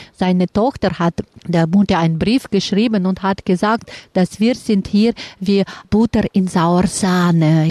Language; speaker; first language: German; non-native, learner; Russian